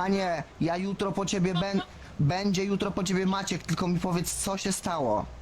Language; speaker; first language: Polish; native; Polish